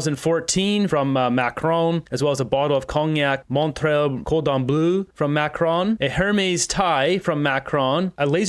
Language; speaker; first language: English; native; English